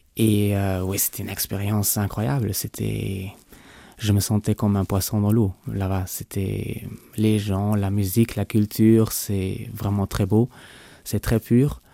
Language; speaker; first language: French; non-native, local second language; Luxembourgish